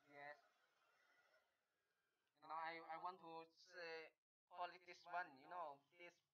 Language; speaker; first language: English; non-native, learner; Chinese